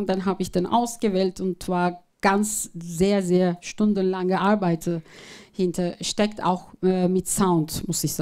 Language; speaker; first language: German; non-native, fluent; Turkish